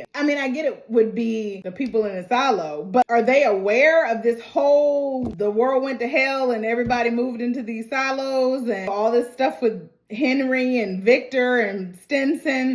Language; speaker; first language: English; native; English